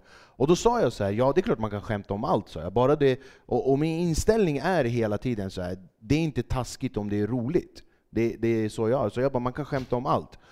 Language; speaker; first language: Swedish; early bilingual, other home language; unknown